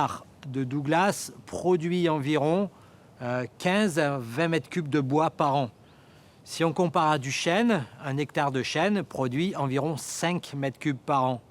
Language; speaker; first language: French; native; French